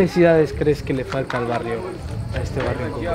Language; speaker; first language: Spanish; native; Spanish